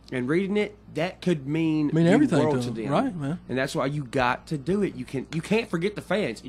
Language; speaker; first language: English; native; English